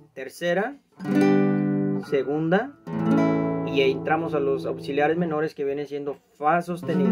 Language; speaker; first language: Spanish; native; Spanish